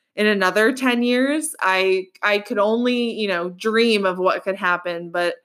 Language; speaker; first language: English; native; English